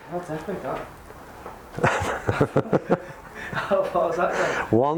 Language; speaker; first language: English; native; English